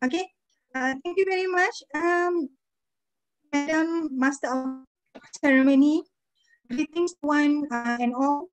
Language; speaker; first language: English; non-native, fluent; Malay